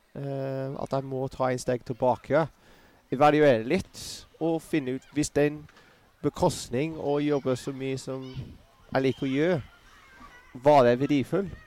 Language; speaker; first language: Norwegian; non-native, fluent; English